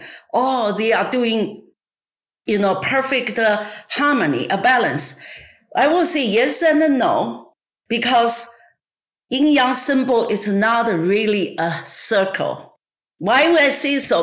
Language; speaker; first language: English; non-native, fluent; Chinese